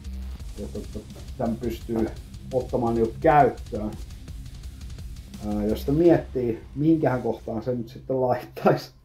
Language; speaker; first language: Finnish; native; Finnish